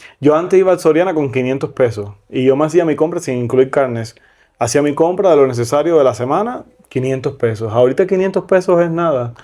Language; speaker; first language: Spanish; native; Spanish